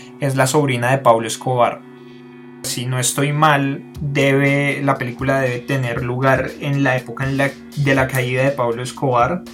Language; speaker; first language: Spanish; native; Spanish